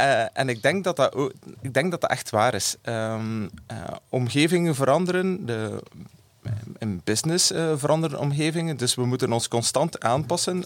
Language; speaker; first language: Dutch; native; Dutch